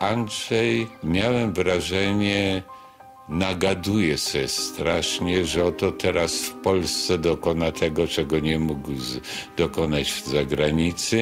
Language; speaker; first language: Polish; native; Polish